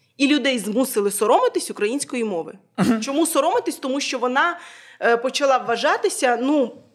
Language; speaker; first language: Ukrainian; native; Ukrainian